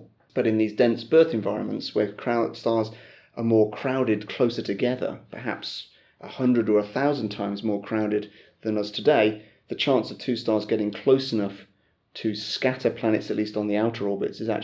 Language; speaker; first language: English; native; English